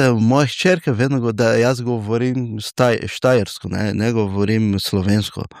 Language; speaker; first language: Slovenian; non-native, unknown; Portuguese